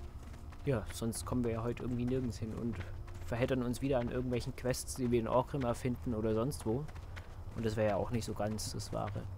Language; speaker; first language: German; native; German